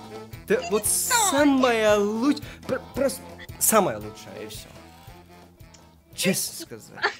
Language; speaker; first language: Russian; non-native, learner; Tajik